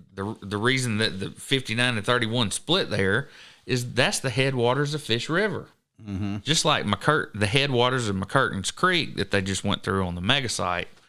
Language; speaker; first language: English; native; English